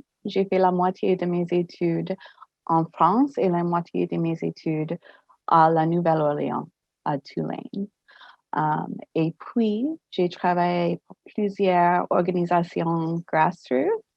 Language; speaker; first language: French; non-native, fluent; English